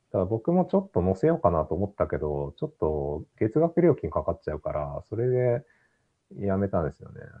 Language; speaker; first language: Japanese; native; Japanese